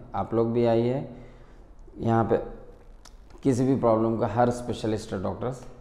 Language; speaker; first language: Hindi; non-native, local second language; Urdu